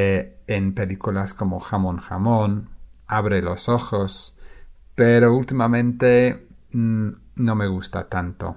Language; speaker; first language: Spanish; non-native, fluent; English